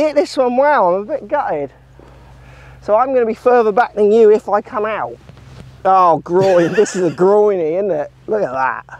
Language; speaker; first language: English; native; English